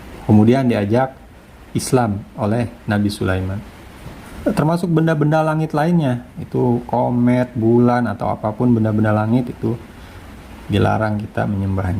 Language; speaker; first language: Indonesian; native; Indonesian